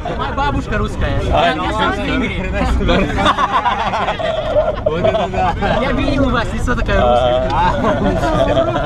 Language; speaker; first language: Russian; early bilingual, heritage; Russian